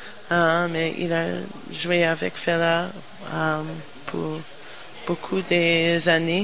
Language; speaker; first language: French; non-native, learner; English